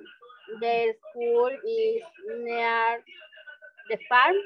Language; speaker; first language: English; non-native, learner; Spanish